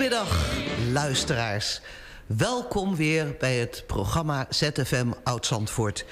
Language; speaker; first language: Dutch; native; Dutch